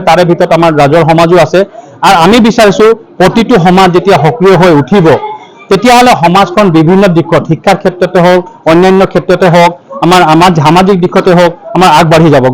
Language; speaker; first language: Assamese; non-native, local second language; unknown